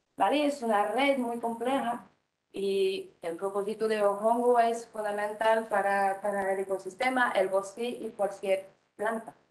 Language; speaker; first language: Spanish; non-native, fluent; French